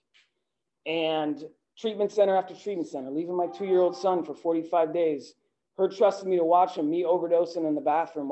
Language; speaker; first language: English; native; English